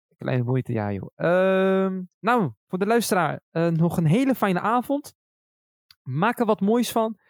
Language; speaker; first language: Dutch; early bilingual, other home language; Arabic